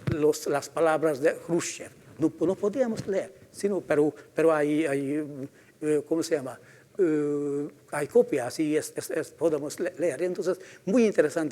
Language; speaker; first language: Spanish; non-native, fluent; Hungarian